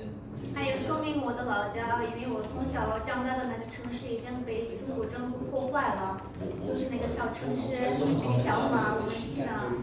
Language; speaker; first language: Chinese; non-native, local second language; Uyghur